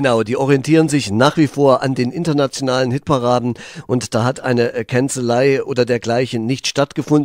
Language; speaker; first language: German; native; German